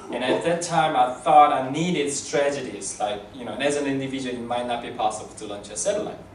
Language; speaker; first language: English; non-native, fluent; Korean